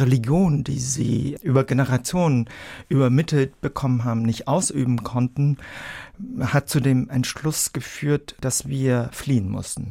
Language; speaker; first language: German; early bilingual, other home language; Vietnamese